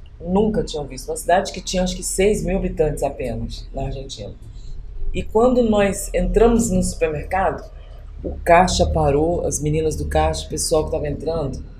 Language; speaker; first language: Portuguese; native; Portuguese